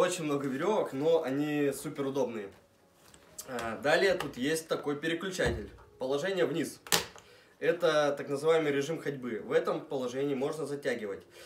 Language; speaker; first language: Russian; native; Russian